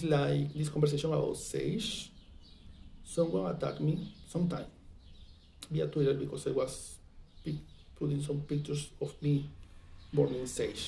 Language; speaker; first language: English; non-native, fluent; Spanish